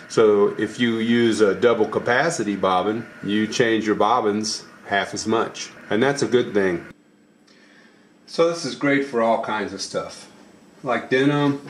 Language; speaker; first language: English; native; English